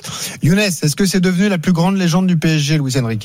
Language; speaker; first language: French; native; French